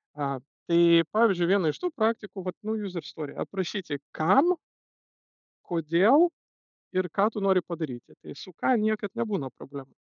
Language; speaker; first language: Lithuanian; non-native, local second language; Russian